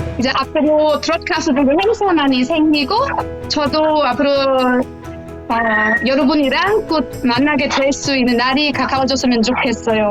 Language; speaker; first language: Korean; non-native, fluent; German